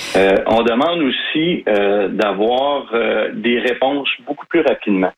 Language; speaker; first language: French; native; French